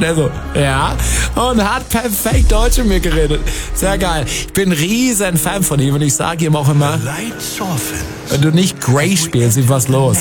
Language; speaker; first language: German; native; German